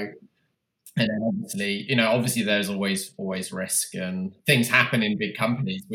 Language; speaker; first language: English; native; English